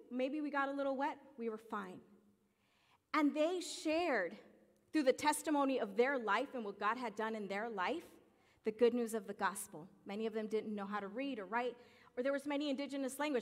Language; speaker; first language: English; early bilingual, other home language; Spanish